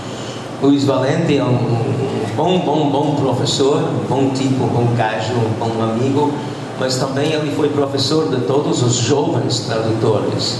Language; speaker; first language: Portuguese; non-native, fluent; English